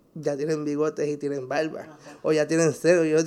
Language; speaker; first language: Spanish; native; Spanish